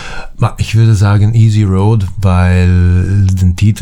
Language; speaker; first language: German; non-native, fluent; Italian